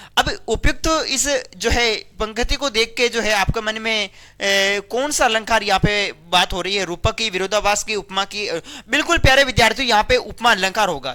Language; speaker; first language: Hindi; native; Hindi